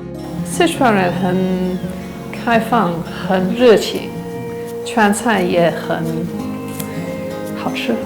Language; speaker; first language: Chinese; non-native, fluent; English